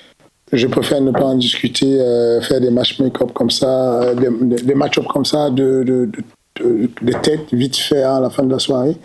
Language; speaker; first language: French; native; French